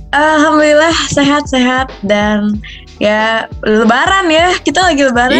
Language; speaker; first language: Indonesian; native; Indonesian